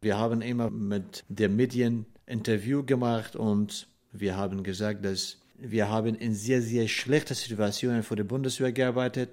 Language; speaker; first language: German; non-native, fluent; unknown